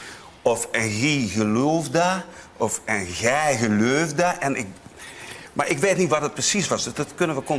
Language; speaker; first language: Dutch; native; Dutch